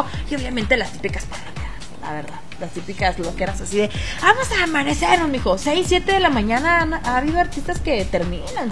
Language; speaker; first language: Spanish; native; Spanish